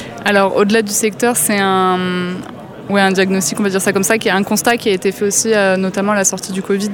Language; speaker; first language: French; native; French